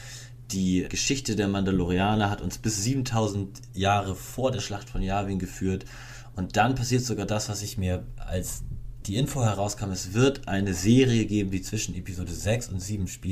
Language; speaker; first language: German; native; German